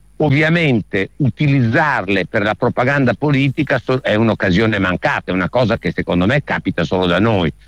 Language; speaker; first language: Italian; native; Italian